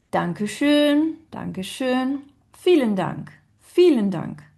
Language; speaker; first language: German; non-native, fluent; French